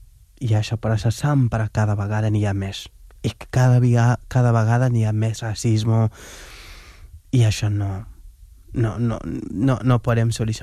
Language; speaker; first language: Catalan; non-native, fluent; Wolof